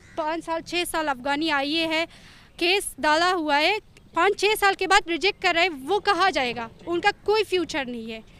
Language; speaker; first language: Hindi; non-native, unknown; Persian